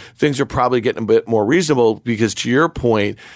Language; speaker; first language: English; native; English